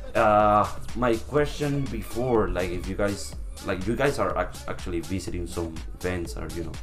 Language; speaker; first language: English; non-native, local second language; Spanish